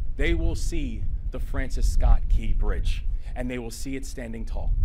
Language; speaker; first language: English; native; English